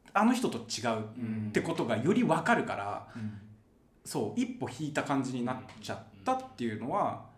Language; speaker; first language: Japanese; native; Japanese